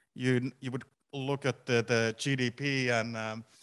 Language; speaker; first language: English; non-native, fluent; Finnish